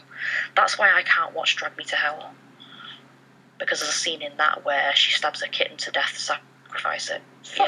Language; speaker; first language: English; native; English